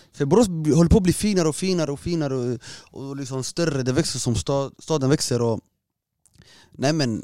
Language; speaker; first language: Swedish; early bilingual, other home language; Somali